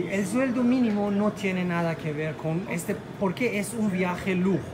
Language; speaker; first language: Spanish; non-native, fluent; German